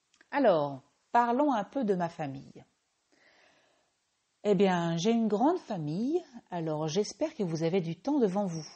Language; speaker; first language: French; native; French